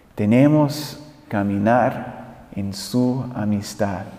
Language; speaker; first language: Spanish; non-native, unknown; English